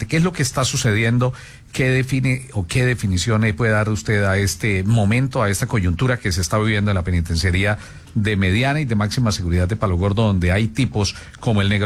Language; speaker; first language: Spanish; native; Spanish